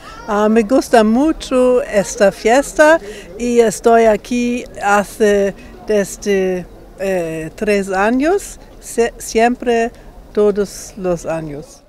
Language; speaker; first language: Spanish; non-native, learner; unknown